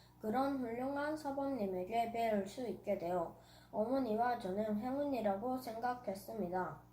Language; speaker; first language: Korean; early bilingual, heritage; Korean